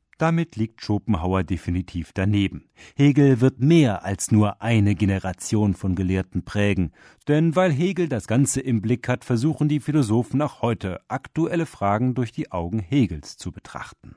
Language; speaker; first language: German; native; German